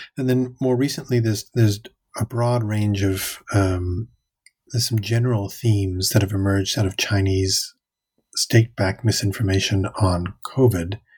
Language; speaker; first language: English; native; English